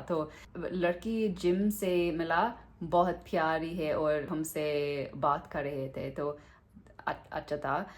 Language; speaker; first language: Hindi; non-native, learner; English